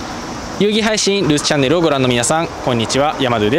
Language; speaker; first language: Japanese; native; Japanese